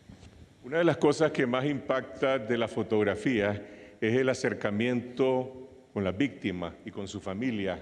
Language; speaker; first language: Spanish; native; Spanish